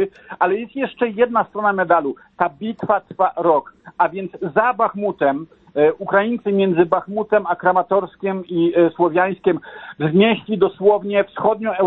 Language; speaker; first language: Polish; native; Polish